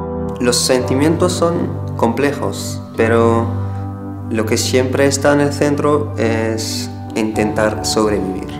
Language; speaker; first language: Spanish; non-native, fluent; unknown